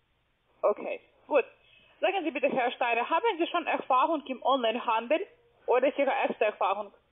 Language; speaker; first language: German; non-native, learner; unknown